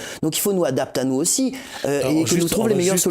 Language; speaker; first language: French; non-native, local second language; Réunion Creole French